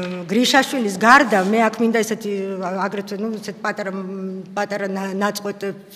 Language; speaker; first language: Georgian; early bilingual, other home language; Russian